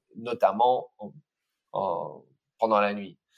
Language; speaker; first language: French; early bilingual, other home language; English